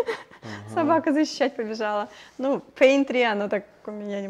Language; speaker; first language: Russian; native; Russian